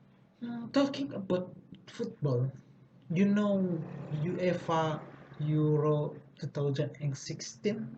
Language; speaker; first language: English; non-native, learner; Indonesian